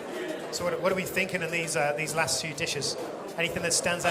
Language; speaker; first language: English; native; English